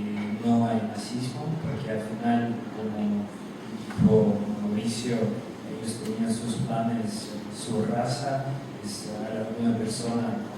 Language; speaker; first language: Spanish; non-native, fluent; Russian